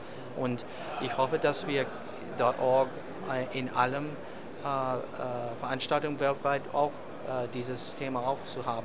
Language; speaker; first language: German; non-native, learner; English